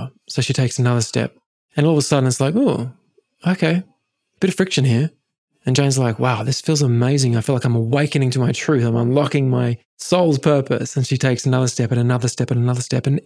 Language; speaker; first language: English; native; English